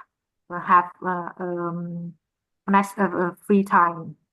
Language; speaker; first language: English; non-native, learner; Vietnamese